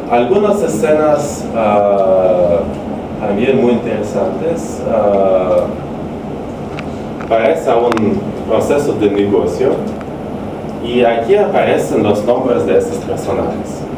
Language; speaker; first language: Spanish; non-native, fluent; Russian